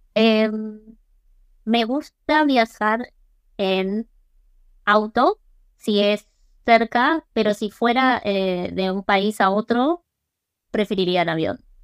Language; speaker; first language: Spanish; early bilingual, other home language; English